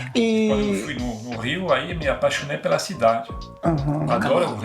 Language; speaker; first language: Portuguese; non-native, fluent; French